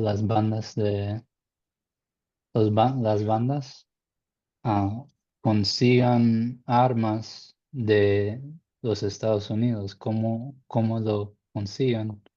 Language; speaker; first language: Spanish; non-native, learner; English